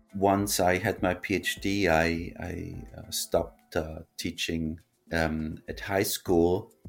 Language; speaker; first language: English; non-native, fluent; German